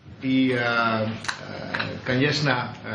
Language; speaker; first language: Russian; non-native, learner; Dutch